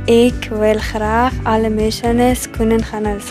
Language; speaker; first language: Dutch; non-native, learner; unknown